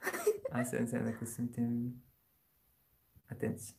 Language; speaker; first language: Romanian; non-native, fluent; Korean